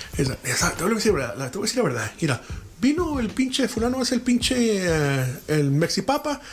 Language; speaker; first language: Spanish; early bilingual, other home language; English